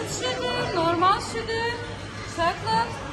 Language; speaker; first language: English; non-native, learner; Turkish